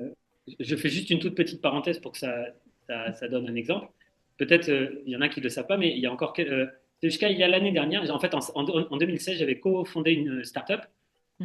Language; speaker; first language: French; native; French